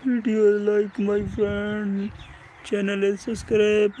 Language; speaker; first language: English; non-native, learner; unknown